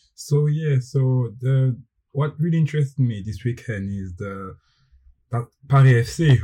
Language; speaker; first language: English; non-native, fluent; French